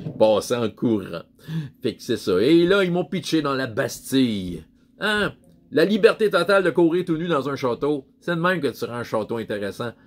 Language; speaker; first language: French; native; French